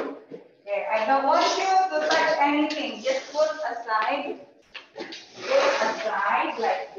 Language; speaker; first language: English; non-native, fluent; Indonesian